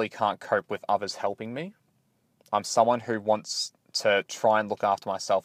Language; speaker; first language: English; native; English